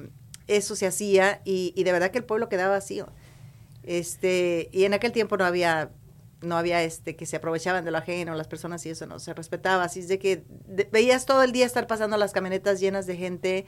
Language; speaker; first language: Spanish; native; Spanish